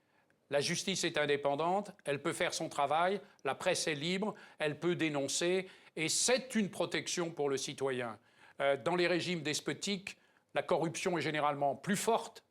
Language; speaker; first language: French; native; French